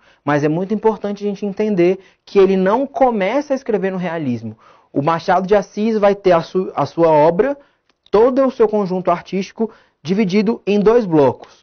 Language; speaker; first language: Portuguese; native; Portuguese